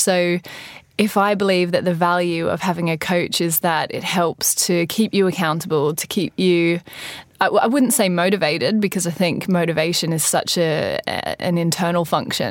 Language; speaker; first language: English; native; English